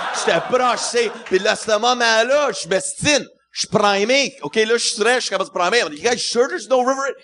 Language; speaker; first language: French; non-native, local second language; English